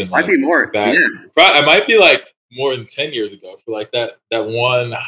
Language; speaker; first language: English; native; English